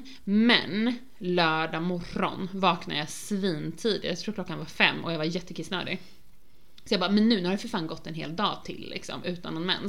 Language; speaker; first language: Swedish; native; Swedish